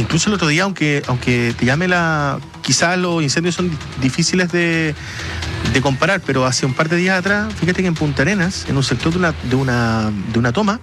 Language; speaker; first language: Spanish; native; Spanish